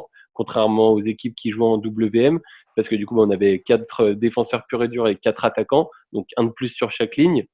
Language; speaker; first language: French; native; French